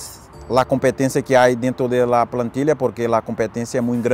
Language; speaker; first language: Spanish; non-native, fluent; Portuguese